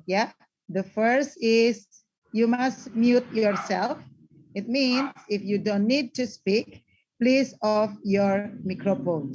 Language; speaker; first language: English; non-native, learner; Indonesian